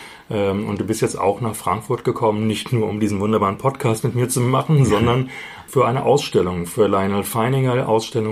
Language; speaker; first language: German; native; German